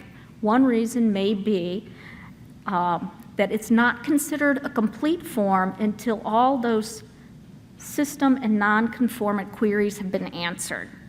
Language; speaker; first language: English; native; English